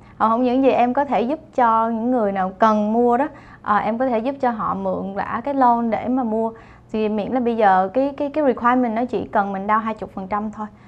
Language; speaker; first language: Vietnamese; early bilingual, heritage; Vietnamese